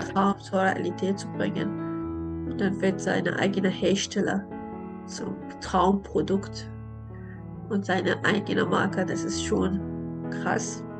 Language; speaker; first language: German; non-native, learner; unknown